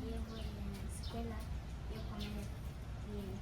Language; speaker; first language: Spanish; non-native, learner; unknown